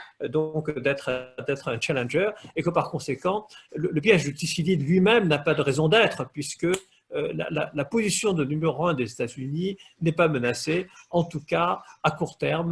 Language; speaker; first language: French; native; French